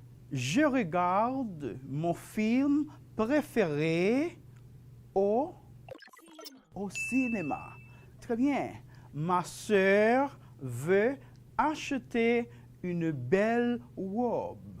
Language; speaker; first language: French; non-native, fluent; Spanish